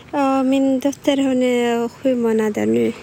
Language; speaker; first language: Swedish; non-native, learner; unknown